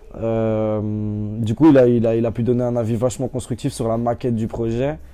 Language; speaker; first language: French; native; French